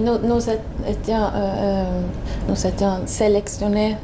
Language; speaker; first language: French; non-native, learner; Swedish